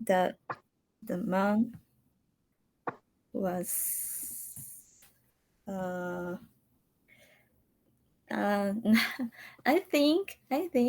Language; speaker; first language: English; non-native, learner; Japanese